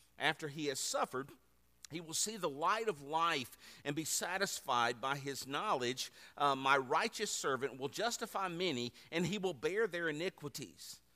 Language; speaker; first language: English; native; English